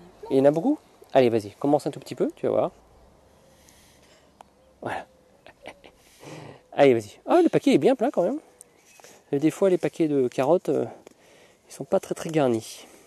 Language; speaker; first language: French; native; French